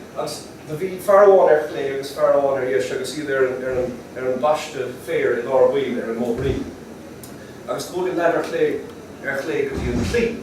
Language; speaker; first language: Irish; non-native, local second language; English